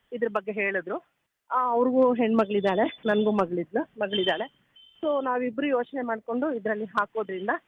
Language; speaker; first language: Kannada; native; Kannada